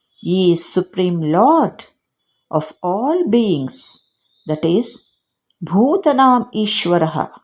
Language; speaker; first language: English; non-native, local second language; Kannada